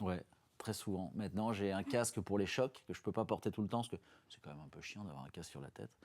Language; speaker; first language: French; native; French